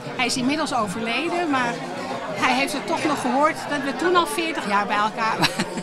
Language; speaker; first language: Dutch; native; Dutch